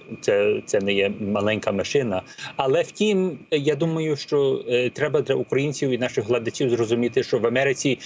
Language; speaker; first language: Ukrainian; early bilingual, heritage; Ukrainian